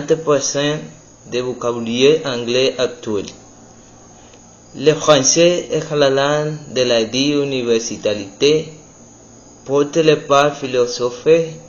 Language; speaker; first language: French; non-native, learner; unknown